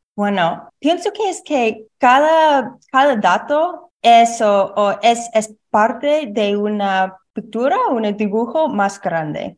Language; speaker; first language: Spanish; non-native, learner; English